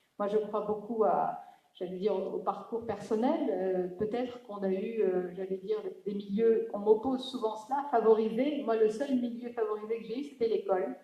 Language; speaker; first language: French; non-native, local second language; Arabic